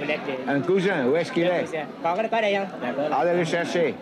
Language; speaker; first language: French; non-native, fluent; Swiss German